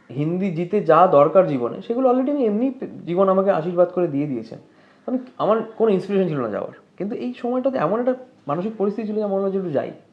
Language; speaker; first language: Bangla; native; Bangla